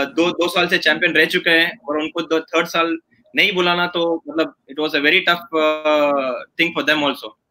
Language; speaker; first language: Hindi; non-native, local second language; Gujarati